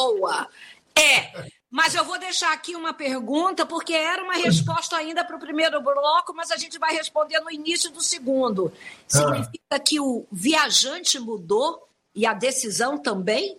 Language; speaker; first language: Portuguese; native; Portuguese